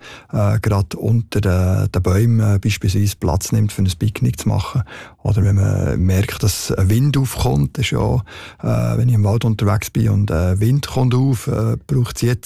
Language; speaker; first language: German; native; German